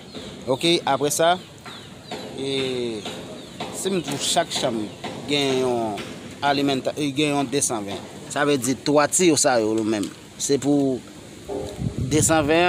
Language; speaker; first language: French; non-native, learner; Haitian Creole